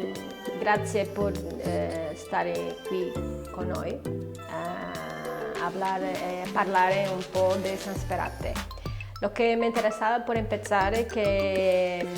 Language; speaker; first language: Italian; non-native, learner; Spanish